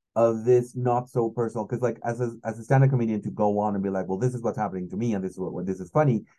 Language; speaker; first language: English; non-native, fluent; Spanish